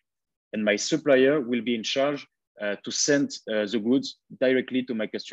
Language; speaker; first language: English; non-native, fluent; French